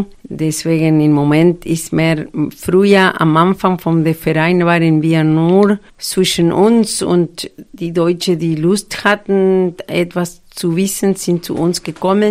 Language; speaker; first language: German; non-native, learner; Spanish